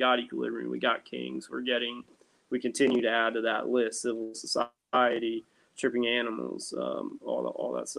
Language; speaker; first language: English; native; English